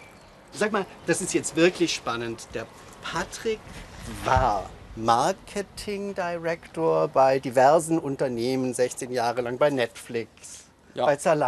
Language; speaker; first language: German; native; German